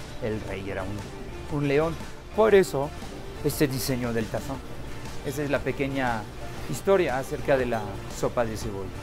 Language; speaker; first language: Spanish; non-native, fluent; French